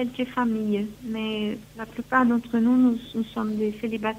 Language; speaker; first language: French; non-native, fluent; Portuguese